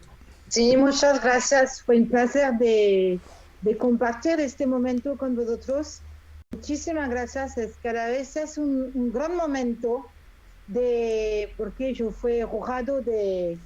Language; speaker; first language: Spanish; non-native, fluent; French